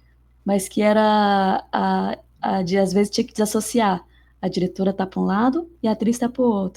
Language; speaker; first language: Portuguese; native; Portuguese